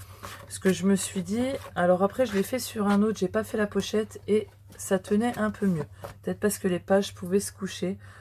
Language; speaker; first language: French; native; French